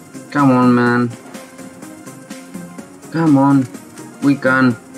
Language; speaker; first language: English; non-native, learner; Spanish